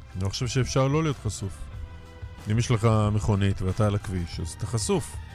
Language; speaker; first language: Hebrew; native; Hebrew